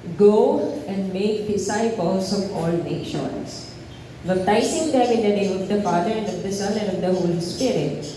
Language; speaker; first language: English; non-native, local second language; Filipino